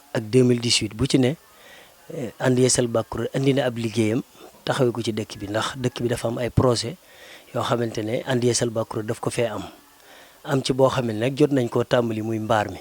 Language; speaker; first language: Wolof; native; Wolof